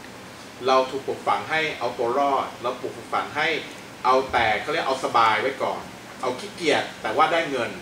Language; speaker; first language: Thai; native; Thai